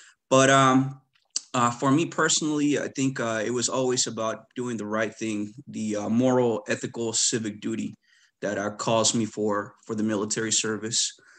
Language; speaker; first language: English; early bilingual, other home language; Spanish